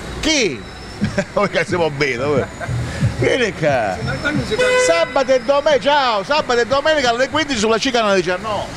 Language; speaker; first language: Italian; native; Italian